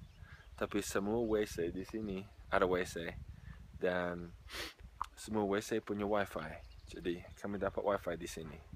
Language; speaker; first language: Indonesian; non-native, fluent; English